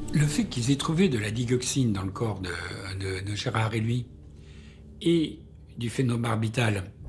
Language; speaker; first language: French; native; French